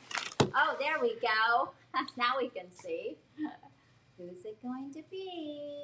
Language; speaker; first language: English; native; English